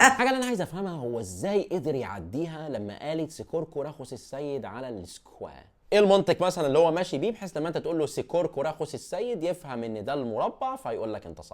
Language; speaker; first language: Arabic; native; Arabic